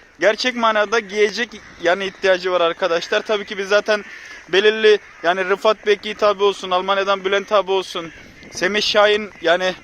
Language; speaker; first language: Turkish; native; Turkish